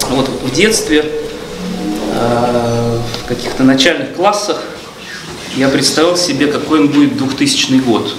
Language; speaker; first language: Russian; native; Russian